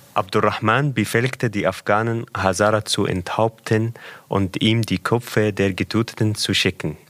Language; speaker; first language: German; non-native, fluent; Persian